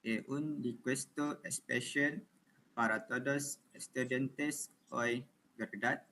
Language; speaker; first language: Spanish; non-native, learner; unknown